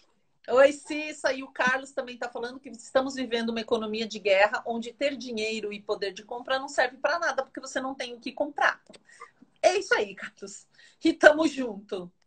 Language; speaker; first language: Portuguese; native; Portuguese